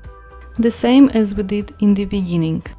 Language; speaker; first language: English; non-native, fluent; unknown